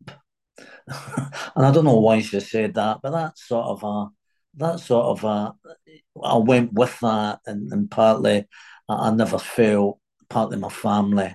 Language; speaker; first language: English; native; English